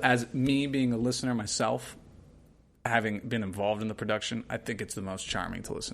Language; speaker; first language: English; native; English